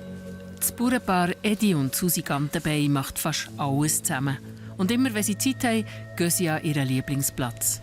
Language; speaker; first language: German; native; German